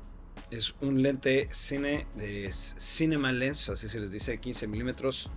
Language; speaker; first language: Spanish; native; Spanish